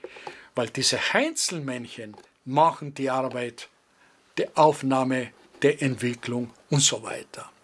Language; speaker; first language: German; non-native, fluent; Greek